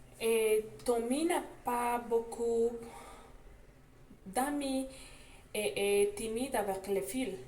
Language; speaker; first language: French; non-native, learner; Spanish